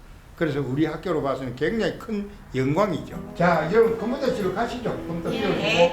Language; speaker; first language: Korean; native; Korean